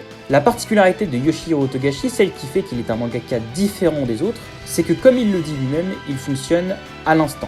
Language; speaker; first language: French; native; French